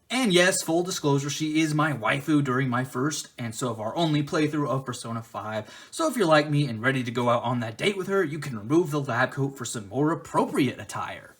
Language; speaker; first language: English; native; English